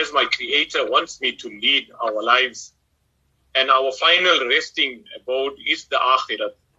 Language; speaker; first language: English; native; English